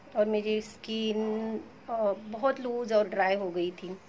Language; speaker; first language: Hindi; non-native, local second language; Marathi